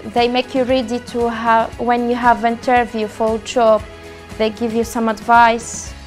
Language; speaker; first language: English; non-native, learner; Arabic